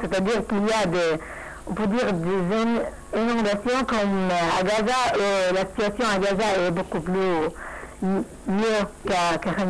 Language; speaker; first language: French; non-native, learner; Arabic